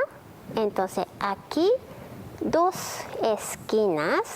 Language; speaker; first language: Spanish; non-native, learner; Japanese